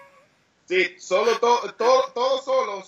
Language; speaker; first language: Spanish; early bilingual, heritage; English